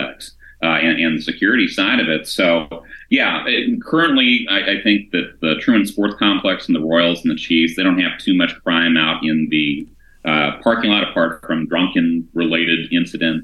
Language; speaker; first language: English; native; English